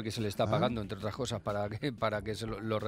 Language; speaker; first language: Spanish; native; Spanish